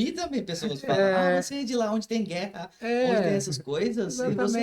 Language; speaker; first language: Portuguese; non-native, learner; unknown